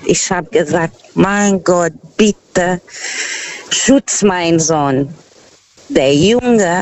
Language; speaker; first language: German; non-native, fluent; Portuguese